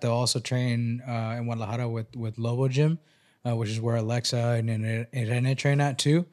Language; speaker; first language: English; early bilingual, other home language; Spanish